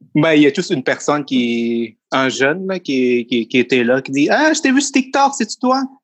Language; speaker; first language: French; non-native, fluent; Thai